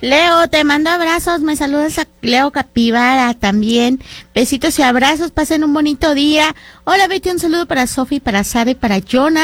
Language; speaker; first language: Spanish; native; Spanish